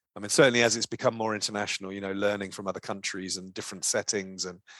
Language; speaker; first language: English; native; English